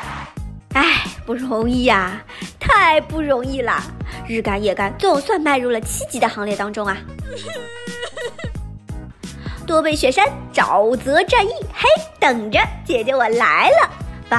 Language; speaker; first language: Chinese; native; Chinese